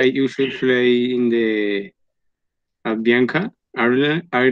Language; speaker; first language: English; non-native, learner; Spanish